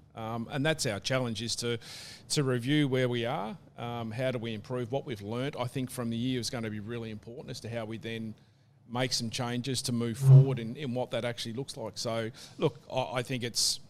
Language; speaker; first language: English; native; English